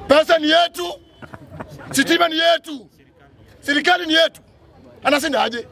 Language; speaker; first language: Swahili; non-native, local second language; Luo (Kenya and Tanzania)